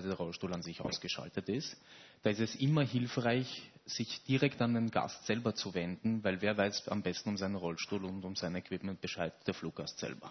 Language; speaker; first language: German; native; German